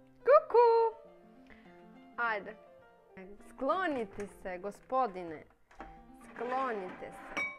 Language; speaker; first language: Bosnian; non-native, learner; Russian